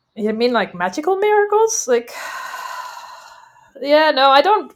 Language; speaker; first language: English; non-native, fluent; Dutch